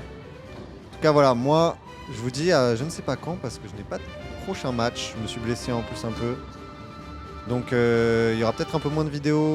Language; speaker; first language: French; native; French